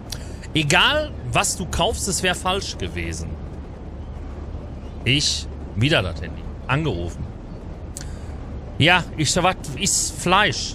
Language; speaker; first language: German; native; German